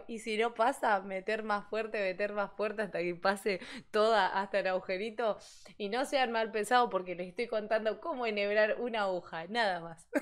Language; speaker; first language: Spanish; native; Spanish